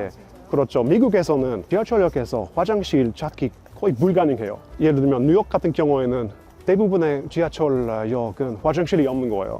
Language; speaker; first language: Korean; non-native, fluent; English